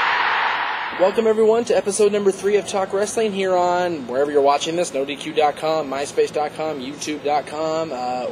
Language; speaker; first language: English; native; English